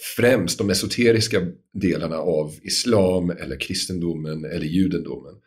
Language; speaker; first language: Swedish; non-native, fluent; English